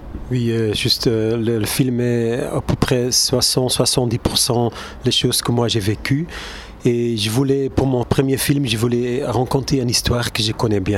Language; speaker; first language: French; non-native, local second language; Turkish